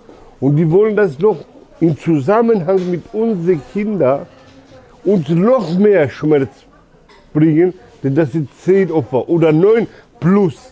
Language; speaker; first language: German; early bilingual, other home language; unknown